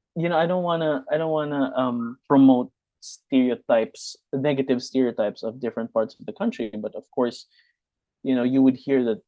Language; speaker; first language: English; non-native, local second language; Hiligaynon